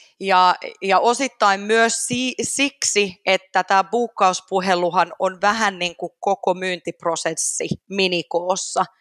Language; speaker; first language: Finnish; native; Finnish